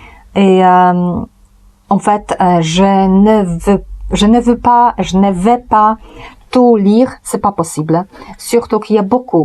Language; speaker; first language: French; non-native, fluent; Polish